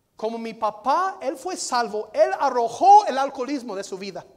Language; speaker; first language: Spanish; non-native, fluent; English